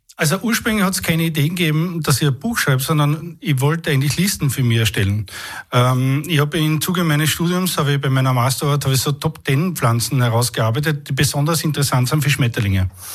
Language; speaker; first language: German; native; German